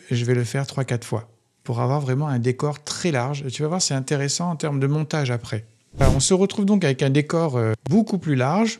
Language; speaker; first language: French; native; French